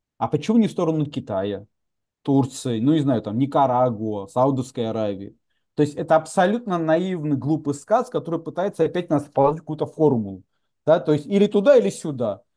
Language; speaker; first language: Russian; non-native, local second language; Georgian